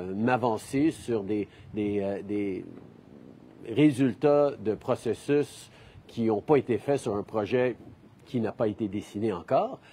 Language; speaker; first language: French; early bilingual, heritage; French